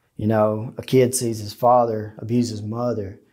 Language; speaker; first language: English; native; English